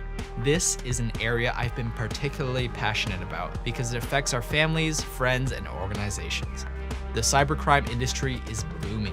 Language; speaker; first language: English; native; English